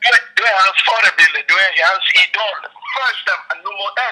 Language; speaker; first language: Swedish; non-native, fluent; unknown